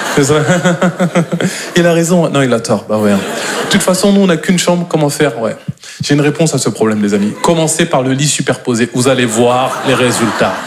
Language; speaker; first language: French; native; French